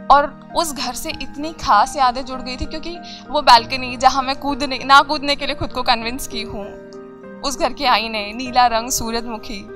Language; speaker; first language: Hindi; native; Hindi